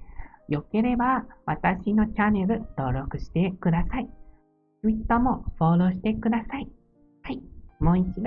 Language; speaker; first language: Japanese; non-native, learner; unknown